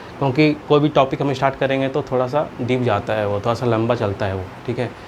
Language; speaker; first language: Hindi; native; Hindi